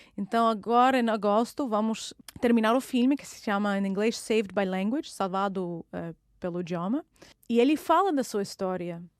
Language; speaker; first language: Portuguese; non-native, fluent; Russian